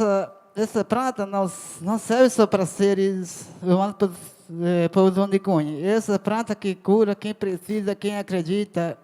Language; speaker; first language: Portuguese; non-native, local second language; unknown